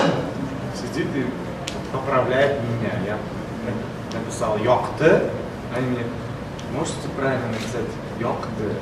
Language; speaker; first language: Russian; non-native, local second language; Uzbek